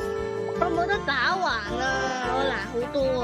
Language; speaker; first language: Chinese; early bilingual, heritage; Cantonese